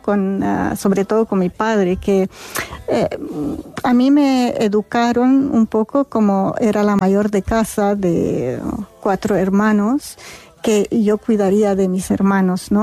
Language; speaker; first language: Spanish; non-native, fluent; Arabic